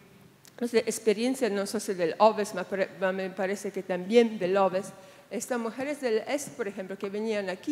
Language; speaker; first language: Spanish; non-native, fluent; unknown